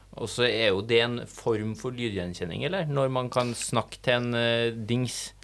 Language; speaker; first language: Norwegian; native; Norwegian